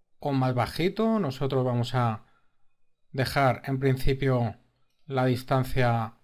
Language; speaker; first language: Spanish; native; Spanish